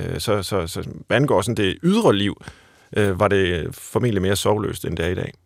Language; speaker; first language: Danish; native; Danish